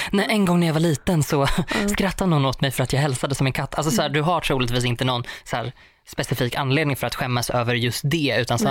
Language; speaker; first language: Swedish; native; Swedish